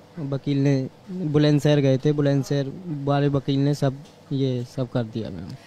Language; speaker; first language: Hindi; native; Hindi